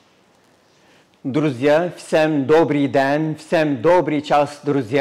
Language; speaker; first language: Russian; non-native, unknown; Turkish